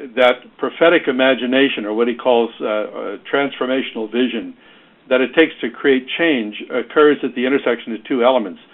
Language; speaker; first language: English; native; English